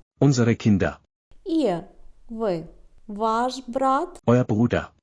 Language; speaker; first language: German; non-native, fluent; Ukrainian